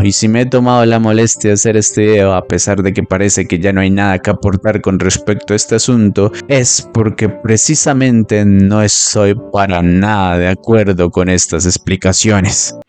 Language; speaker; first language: Spanish; native; Spanish